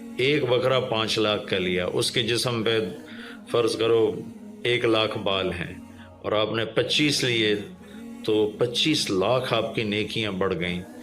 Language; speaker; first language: Urdu; non-native, local second language; Punjabi